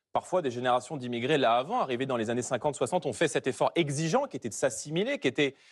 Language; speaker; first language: French; native; French